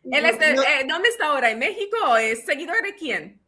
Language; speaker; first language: Spanish; non-native, fluent; English